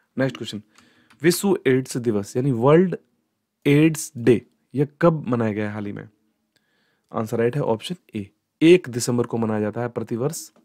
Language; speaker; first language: Hindi; native; Hindi